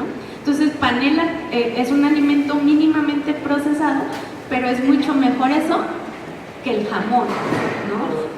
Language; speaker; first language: Spanish; native; Spanish